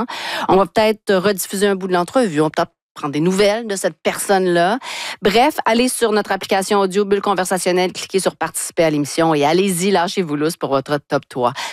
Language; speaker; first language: French; native; French